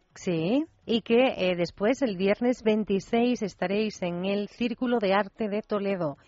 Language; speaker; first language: Spanish; native; Spanish